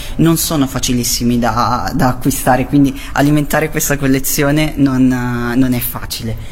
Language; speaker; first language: Italian; native; Italian